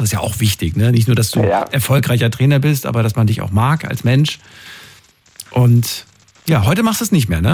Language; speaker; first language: German; native; German